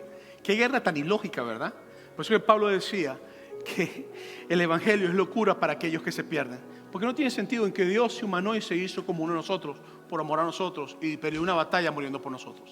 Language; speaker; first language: Spanish; native; Spanish